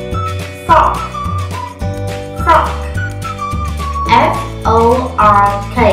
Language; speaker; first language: English; non-native, learner; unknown